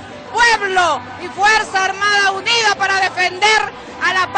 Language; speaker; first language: Spanish; native; Spanish